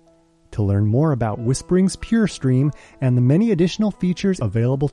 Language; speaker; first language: English; native; English